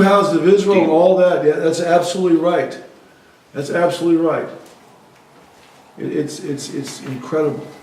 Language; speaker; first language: English; native; English